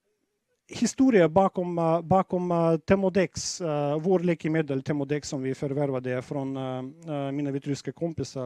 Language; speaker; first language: Swedish; non-native, fluent; Russian